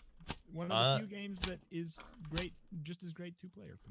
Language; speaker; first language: English; native; English